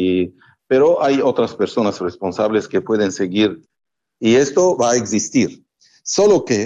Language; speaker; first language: Spanish; non-native, fluent; Arabic